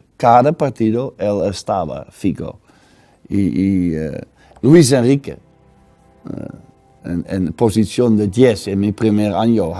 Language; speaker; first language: Spanish; non-native, learner; Dutch